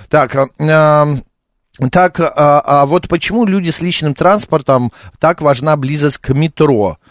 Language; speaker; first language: Russian; native; Russian